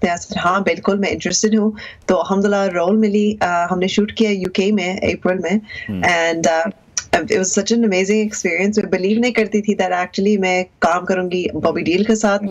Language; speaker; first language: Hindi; early bilingual, heritage; Hindi